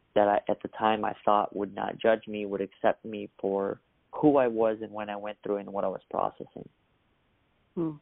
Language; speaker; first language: English; early bilingual, other home language; Russian